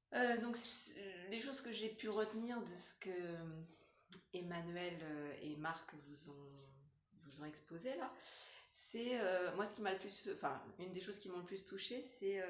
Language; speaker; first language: French; native; French